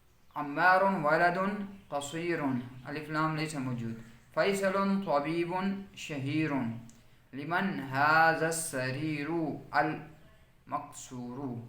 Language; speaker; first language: Arabic; non-native, fluent; Urdu